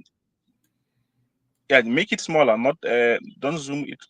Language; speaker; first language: English; non-native, fluent; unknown